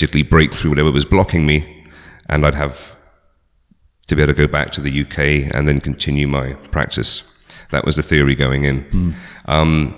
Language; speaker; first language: English; native; English